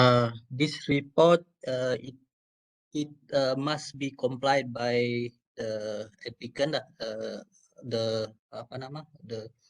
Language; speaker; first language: English; non-native, local second language; Malay